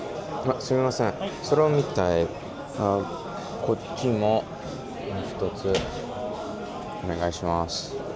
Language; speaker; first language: Japanese; non-native, learner; English